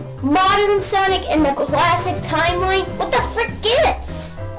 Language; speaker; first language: English; native; English